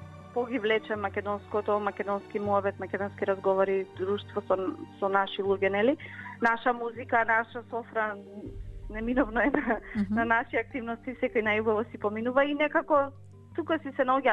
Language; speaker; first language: Macedonian; native; Macedonian